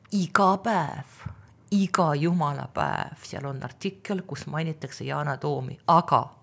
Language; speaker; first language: Estonian; non-native, local second language; Russian